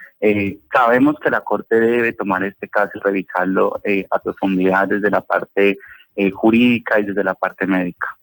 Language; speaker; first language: Spanish; native; Spanish